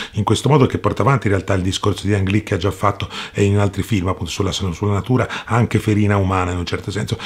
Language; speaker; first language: Italian; native; Italian